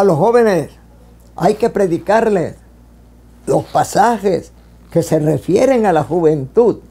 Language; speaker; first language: Spanish; native; Spanish